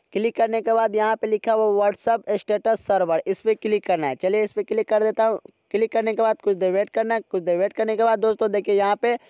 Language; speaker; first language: Hindi; native; Hindi